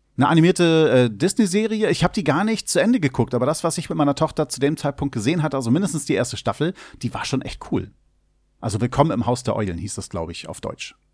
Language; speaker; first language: German; native; German